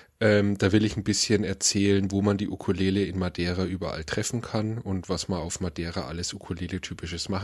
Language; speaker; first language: German; native; German